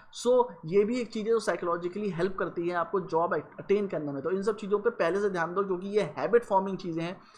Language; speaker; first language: Hindi; native; Hindi